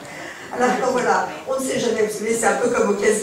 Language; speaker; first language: French; native; French